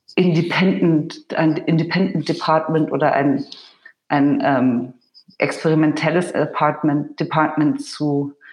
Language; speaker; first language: German; native; German